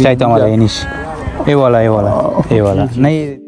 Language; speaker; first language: Persian; native; Persian